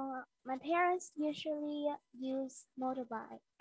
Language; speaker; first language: English; non-native, learner; Vietnamese